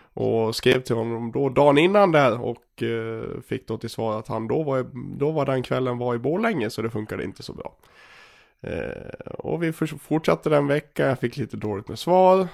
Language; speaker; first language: Swedish; native; Swedish